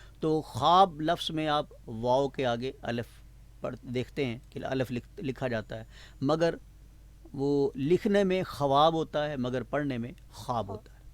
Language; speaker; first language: Urdu; non-native, local second language; Punjabi